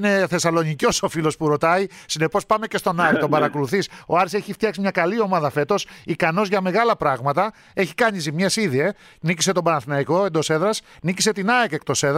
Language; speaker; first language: Greek; native; Greek